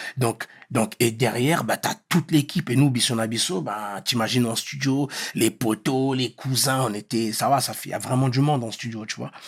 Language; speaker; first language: French; early bilingual, other home language; Lingala